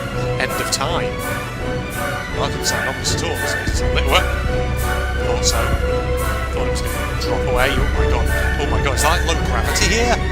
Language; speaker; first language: English; native; English